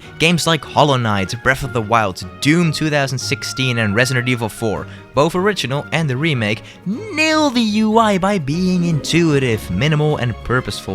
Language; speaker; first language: English; native; English